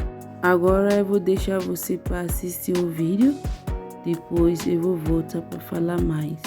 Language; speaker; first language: Portuguese; non-native, learner; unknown